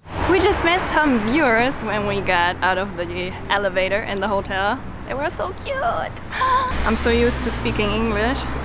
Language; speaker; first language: English; non-native, fluent; German